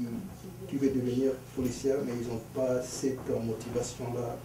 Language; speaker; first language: French; early bilingual, other home language; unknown